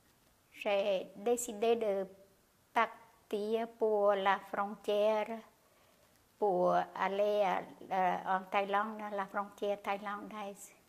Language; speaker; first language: French; non-native, learner; Khmer